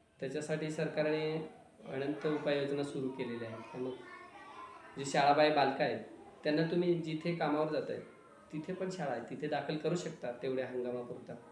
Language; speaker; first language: Marathi; non-native, local second language; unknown